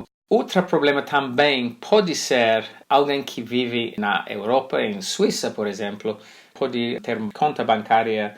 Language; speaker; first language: Portuguese; non-native, fluent; English